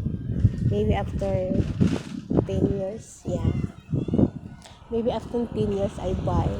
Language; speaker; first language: English; non-native, local second language; Filipino